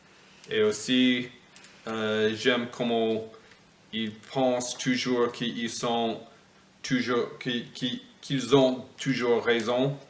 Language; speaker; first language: French; non-native, fluent; English